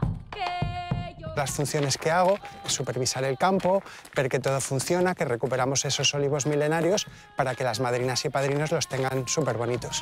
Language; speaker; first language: Spanish; native; Spanish